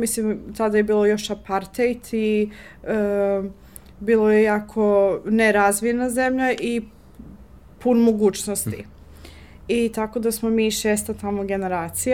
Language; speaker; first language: Serbian; non-native, fluent; English